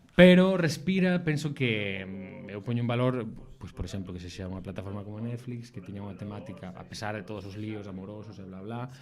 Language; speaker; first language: Galician; native; Galician